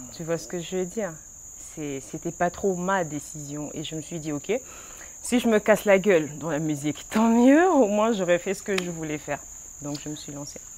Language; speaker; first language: French; non-native, local second language; Lingala